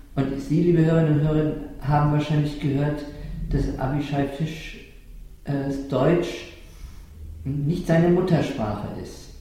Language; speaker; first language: German; native; German